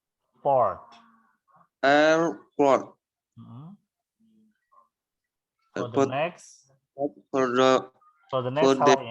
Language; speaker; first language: English; non-native, fluent; Indonesian